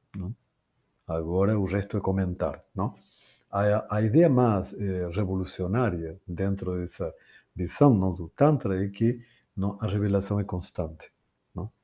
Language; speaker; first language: Portuguese; non-native, fluent; Spanish